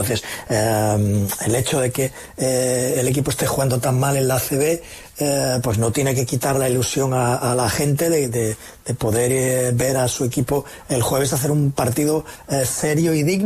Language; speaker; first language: Spanish; native; Spanish